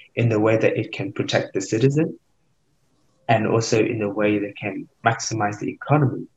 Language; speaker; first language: English; non-native, fluent; Vietnamese